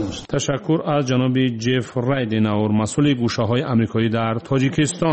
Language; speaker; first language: Persian; native; Persian